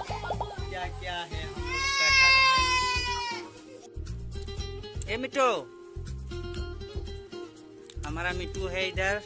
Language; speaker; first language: Hindi; non-native, local second language; Assamese